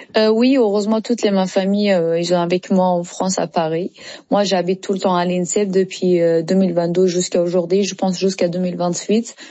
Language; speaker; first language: French; non-native, learner; Persian